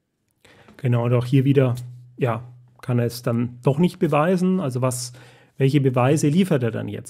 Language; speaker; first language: German; native; German